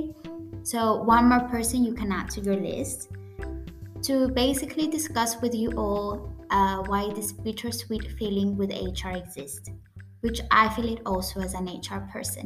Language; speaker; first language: English; non-native, fluent; Greek